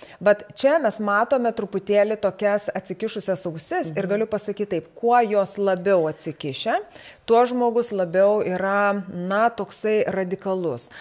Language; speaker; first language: Lithuanian; native; Lithuanian